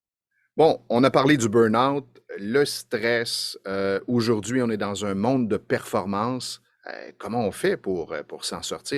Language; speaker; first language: French; native; French